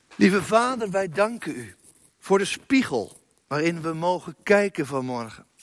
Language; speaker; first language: Dutch; native; Dutch